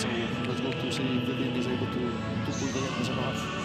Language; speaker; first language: English; non-native, learner; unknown